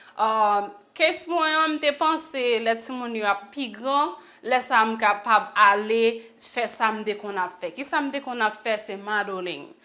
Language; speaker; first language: Haitian Creole; native; Haitian Creole